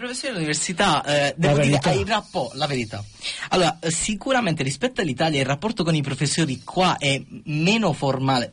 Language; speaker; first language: Italian; native; Italian